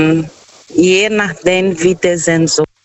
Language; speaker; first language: German; non-native, learner; Portuguese